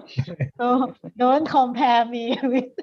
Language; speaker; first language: English; non-native, learner; Thai